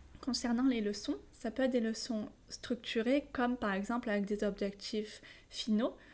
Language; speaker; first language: French; native; French